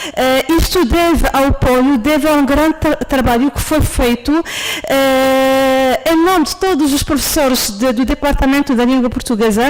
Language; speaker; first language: Portuguese; non-native, fluent; Arabic